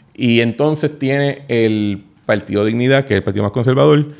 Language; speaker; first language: Spanish; native; Spanish